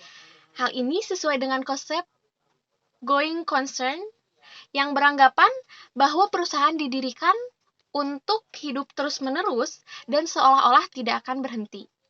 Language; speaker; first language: Indonesian; native; Indonesian